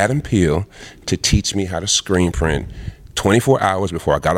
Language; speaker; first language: English; early bilingual, other home language; Lingala